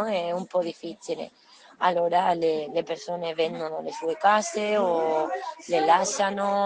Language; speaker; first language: Italian; non-native, learner; Spanish